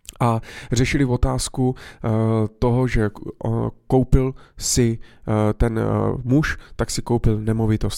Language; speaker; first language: Czech; native; Czech